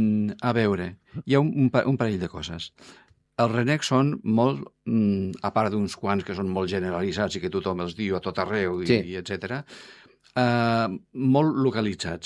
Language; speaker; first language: Catalan; non-native, fluent; Spanish